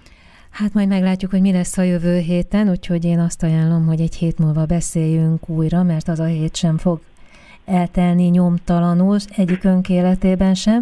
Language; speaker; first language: Hungarian; native; Hungarian